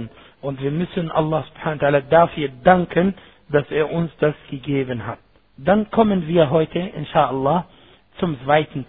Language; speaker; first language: German; non-native, fluent; Arabic